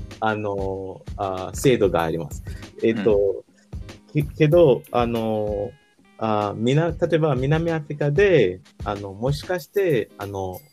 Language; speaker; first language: Japanese; non-native, learner; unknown